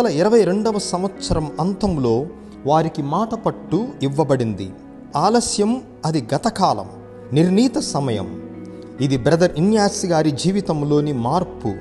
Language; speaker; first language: Telugu; native; Telugu